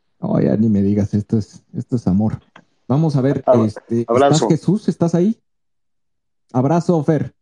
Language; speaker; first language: Spanish; native; Spanish